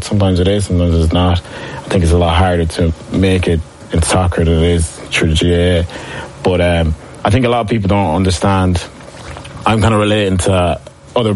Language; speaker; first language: English; native; English